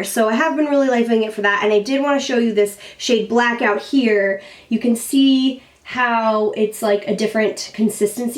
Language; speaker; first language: English; native; English